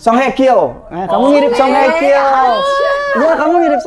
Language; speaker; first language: Indonesian; native; Indonesian